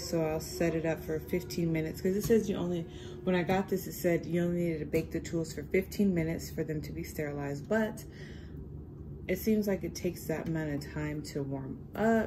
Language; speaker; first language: English; native; English